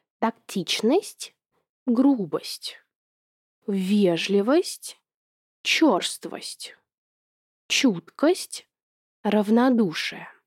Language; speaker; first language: Russian; native; Russian